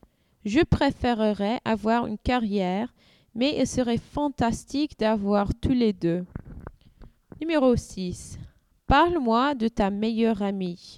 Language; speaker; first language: French; non-native, learner; English